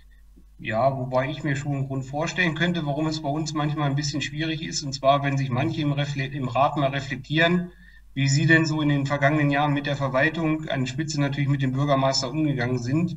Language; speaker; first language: German; native; German